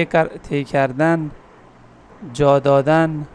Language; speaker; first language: Persian; non-native, fluent; Urdu